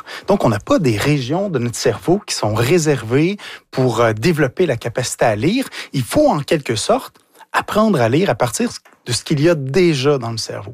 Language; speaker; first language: French; native; French